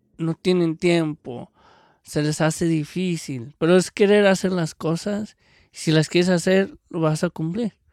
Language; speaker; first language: Spanish; early bilingual, heritage; Spanish